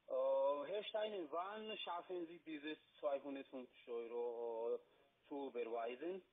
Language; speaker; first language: German; non-native, fluent; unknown